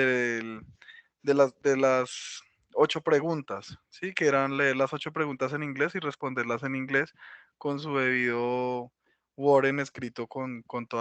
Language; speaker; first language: Spanish; native; Spanish